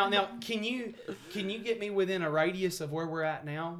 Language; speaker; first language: English; native; English